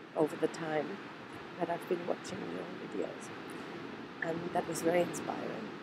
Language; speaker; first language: English; non-native, fluent; German